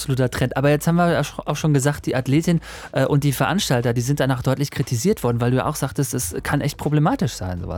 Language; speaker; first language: German; native; German